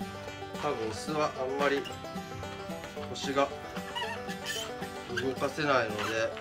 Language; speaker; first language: Japanese; native; Japanese